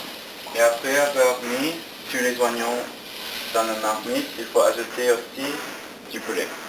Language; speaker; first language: French; non-native, learner; English